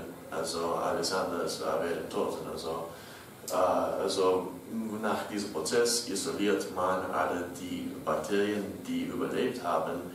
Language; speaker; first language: German; non-native, learner; English